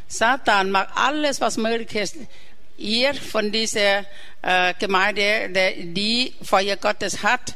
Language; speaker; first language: German; non-native, learner; Thai